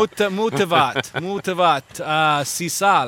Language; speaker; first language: Finnish; non-native, learner; English